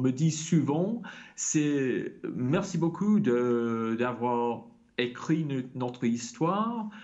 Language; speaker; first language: French; non-native, fluent; English